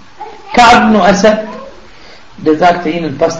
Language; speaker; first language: German; non-native, fluent; Arabic